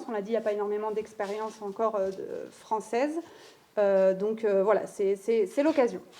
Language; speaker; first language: French; native; French